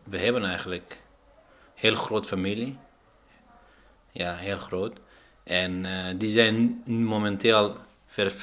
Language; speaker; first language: Dutch; non-native, fluent; Arabic